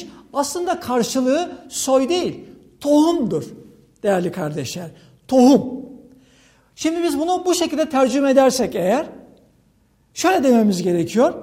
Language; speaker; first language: Turkish; native; Turkish